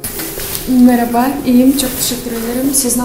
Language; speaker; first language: Turkish; non-native, learner; Kyrgyz